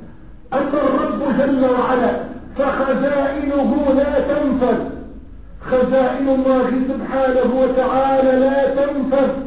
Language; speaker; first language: Arabic; native; Arabic